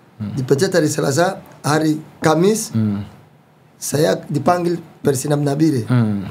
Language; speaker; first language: Indonesian; non-native, fluent; French